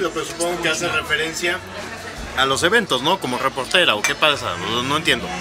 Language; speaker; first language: Spanish; native; Spanish